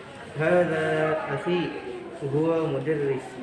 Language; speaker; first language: Arabic; non-native, learner; Indonesian